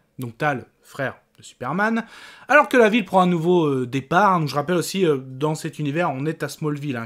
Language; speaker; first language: French; native; French